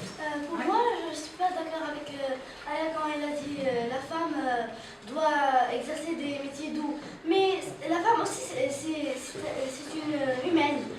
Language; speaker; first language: French; non-native, local second language; Arabic